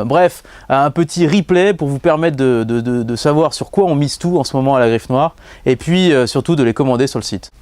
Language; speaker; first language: French; native; French